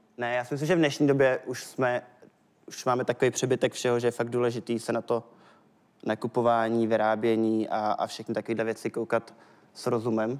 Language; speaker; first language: Czech; native; Czech